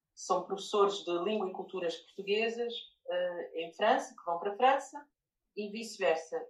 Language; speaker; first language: Portuguese; native; Portuguese